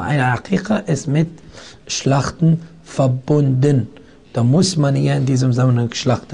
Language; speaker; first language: German; non-native, fluent; Arabic